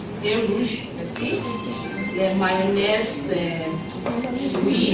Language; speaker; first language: French; non-native, learner; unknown